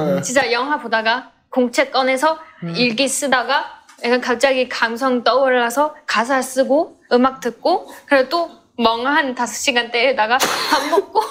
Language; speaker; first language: Korean; non-native, fluent; Chinese